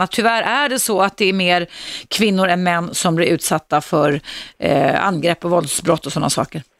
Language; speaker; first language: Swedish; native; Swedish